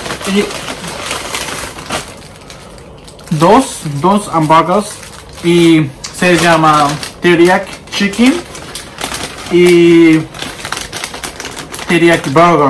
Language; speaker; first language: Spanish; non-native, learner; Japanese